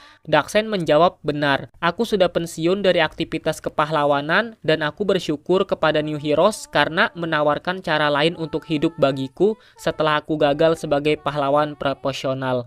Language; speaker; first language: Indonesian; native; Indonesian